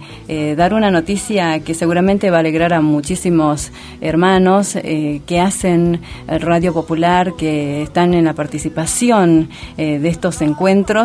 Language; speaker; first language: Spanish; native; Spanish